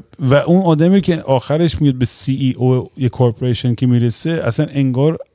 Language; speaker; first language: Persian; native; Persian